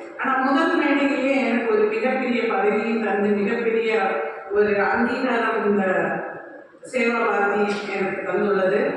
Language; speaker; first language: Tamil; non-native, local second language; Malayalam